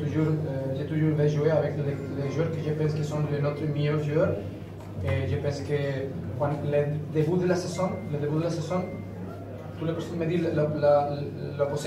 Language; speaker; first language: French; non-native, learner; Spanish